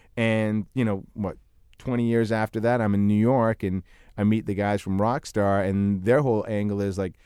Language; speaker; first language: English; early bilingual, other home language; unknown